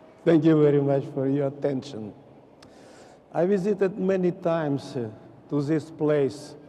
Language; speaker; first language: English; non-native, learner; Russian